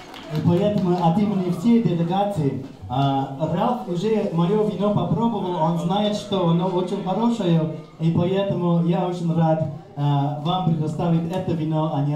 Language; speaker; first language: Russian; non-native, fluent; English